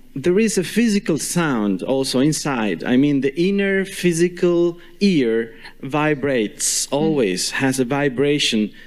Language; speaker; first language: English; non-native, fluent; Spanish